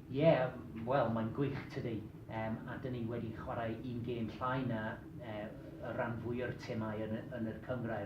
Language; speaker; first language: Welsh; non-native, learner; English